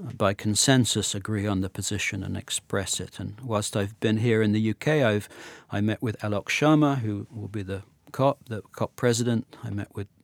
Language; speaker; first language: English; native; English